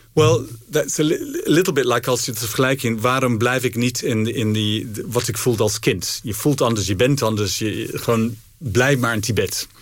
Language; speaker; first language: Dutch; non-native, fluent; English